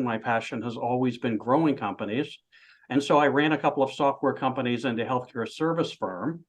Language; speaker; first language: English; native; English